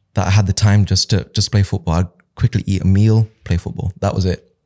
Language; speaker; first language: English; early bilingual, other home language; Hindi